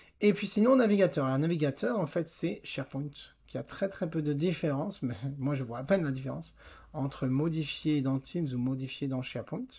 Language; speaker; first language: French; native; French